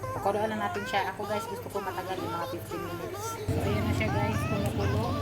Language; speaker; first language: Filipino; non-native, local second language; Cebuano